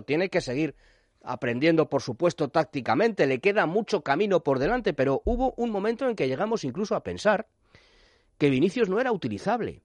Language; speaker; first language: Spanish; native; Spanish